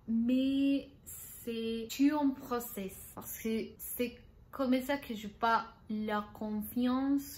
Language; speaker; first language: French; non-native, learner; Spanish